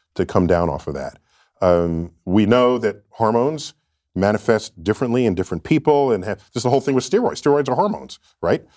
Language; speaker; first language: English; native; English